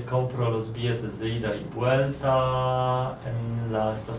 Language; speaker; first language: Spanish; non-native, learner; Polish